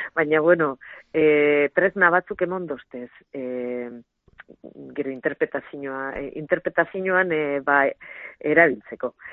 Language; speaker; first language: Basque; non-native, local second language; Spanish